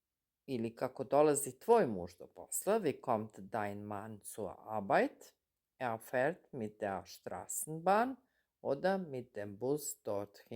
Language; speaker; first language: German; non-native, fluent; Serbian